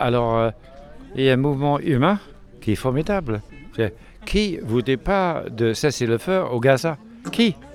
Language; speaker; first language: French; non-native, fluent; English